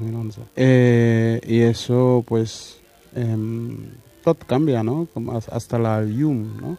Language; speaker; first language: Catalan; early bilingual, other home language; Wolof